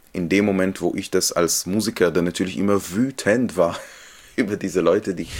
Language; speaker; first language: German; non-native, fluent; Hebrew